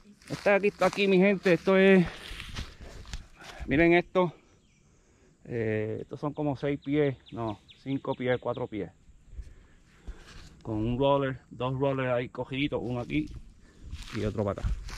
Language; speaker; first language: Spanish; native; Spanish